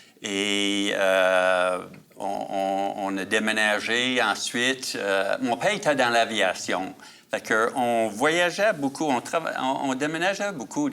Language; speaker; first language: French; native; French